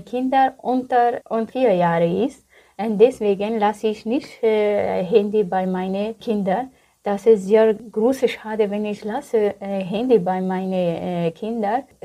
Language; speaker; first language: German; non-native, learner; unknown